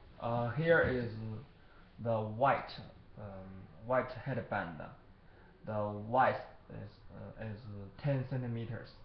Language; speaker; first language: English; non-native, learner; Chinese